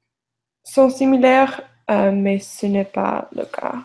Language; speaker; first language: French; non-native, learner; English